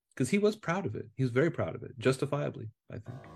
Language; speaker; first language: English; native; English